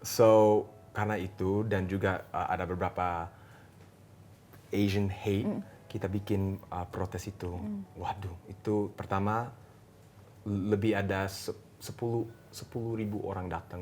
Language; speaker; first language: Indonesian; early bilingual, heritage; English